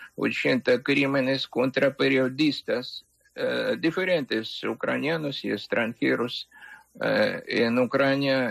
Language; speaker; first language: Spanish; non-native, fluent; Ukrainian